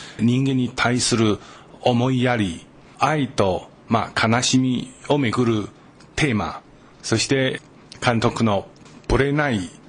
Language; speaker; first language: Japanese; non-native, fluent; Chinese